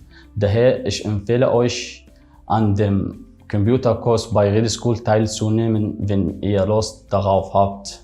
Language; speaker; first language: German; non-native, learner; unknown